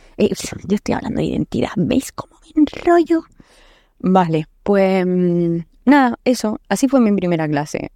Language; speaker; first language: Spanish; native; Spanish